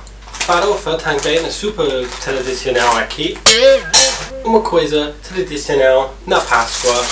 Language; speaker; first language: Portuguese; non-native, learner; English